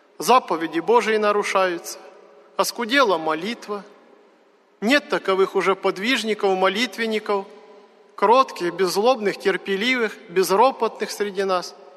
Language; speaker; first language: Russian; native; Russian